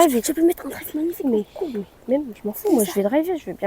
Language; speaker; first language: French; native; French